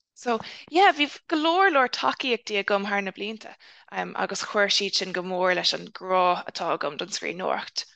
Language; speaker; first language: Irish; non-native, local second language; English